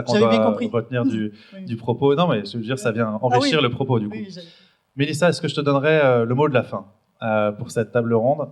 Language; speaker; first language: French; native; French